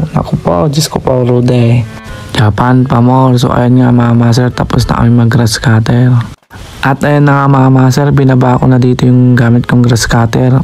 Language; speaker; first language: Filipino; native; Filipino